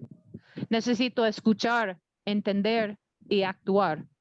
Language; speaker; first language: Spanish; non-native, learner; English